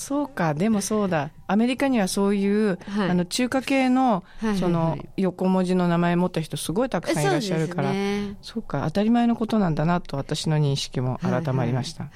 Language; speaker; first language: Japanese; native; Japanese